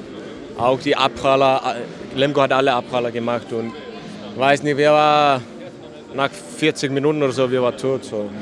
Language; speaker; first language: German; non-native, learner; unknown